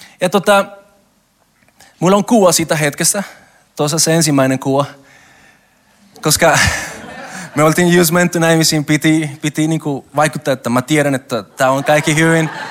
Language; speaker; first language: Finnish; non-native, learner; Spanish